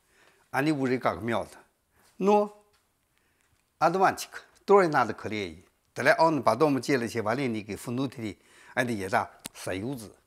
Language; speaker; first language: Russian; non-native, learner; Chinese